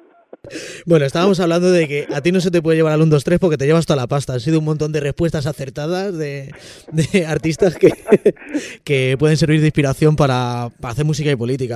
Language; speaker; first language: Spanish; native; Spanish